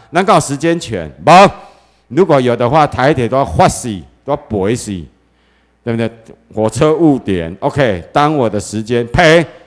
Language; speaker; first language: Chinese; native; Chinese